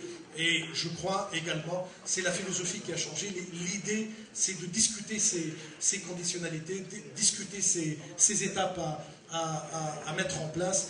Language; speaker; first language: French; non-native, local second language; Arabic